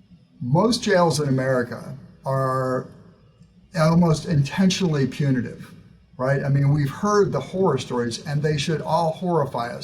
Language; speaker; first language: English; native; English